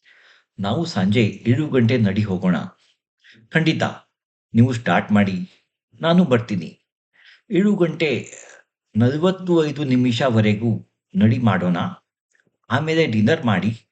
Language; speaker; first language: Kannada; non-native, learner; Marathi